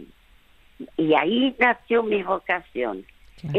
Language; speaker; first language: Spanish; early bilingual, other home language; French